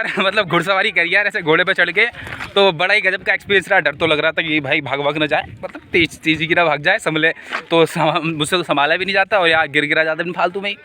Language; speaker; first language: Hindi; native; Hindi